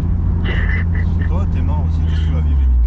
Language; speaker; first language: French; native; French